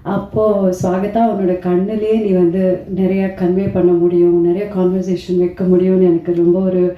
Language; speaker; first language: Tamil; native; Tamil